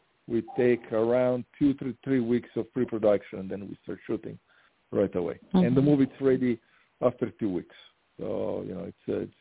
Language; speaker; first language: English; non-native, fluent; Italian